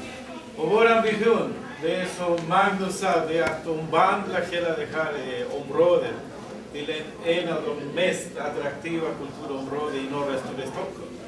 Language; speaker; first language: Swedish; non-native, fluent; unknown